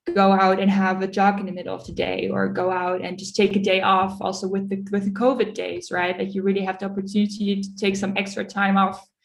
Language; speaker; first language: English; early bilingual, other home language; Dutch